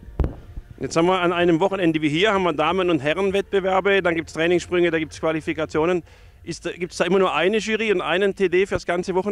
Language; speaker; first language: German; native; German